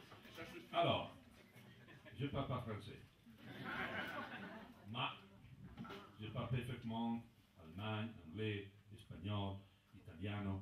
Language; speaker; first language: French; non-native, learner; Italian